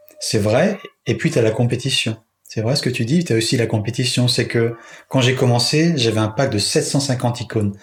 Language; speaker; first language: French; native; French